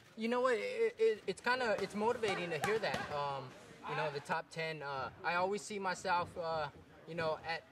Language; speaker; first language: English; native; English